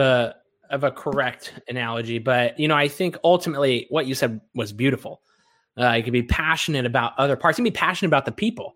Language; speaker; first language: English; native; English